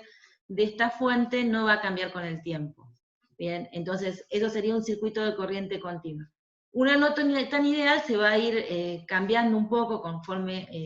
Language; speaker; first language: Spanish; native; Spanish